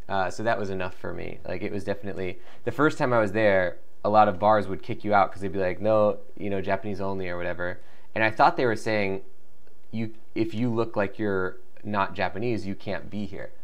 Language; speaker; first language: English; native; English